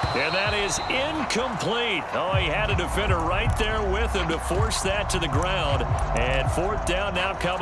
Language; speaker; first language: English; native; English